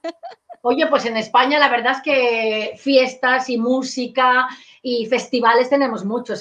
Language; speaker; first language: Spanish; native; Spanish